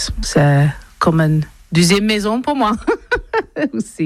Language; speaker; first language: French; non-native, learner; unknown